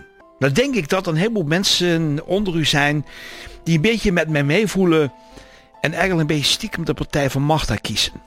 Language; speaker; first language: Dutch; native; Dutch